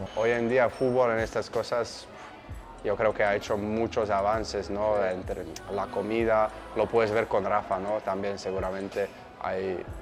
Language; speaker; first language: Spanish; non-native, fluent; Slovak